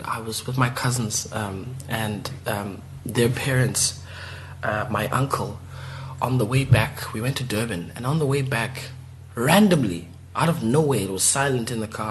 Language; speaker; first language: English; non-native, local second language; Southern Sotho